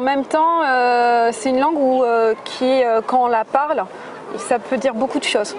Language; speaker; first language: French; native; French